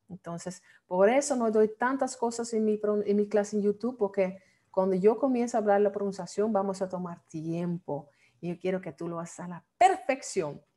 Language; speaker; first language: Spanish; non-native, fluent; Dutch